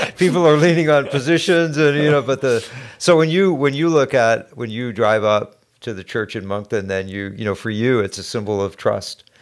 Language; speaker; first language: English; native; English